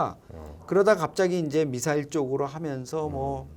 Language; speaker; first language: Korean; native; Korean